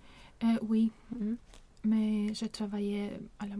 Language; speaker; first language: French; non-native, learner; Swedish